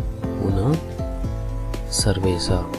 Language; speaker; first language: Spanish; non-native, fluent; Telugu